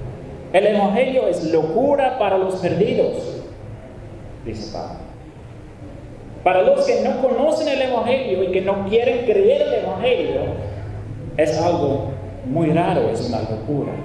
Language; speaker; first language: Spanish; non-native, fluent; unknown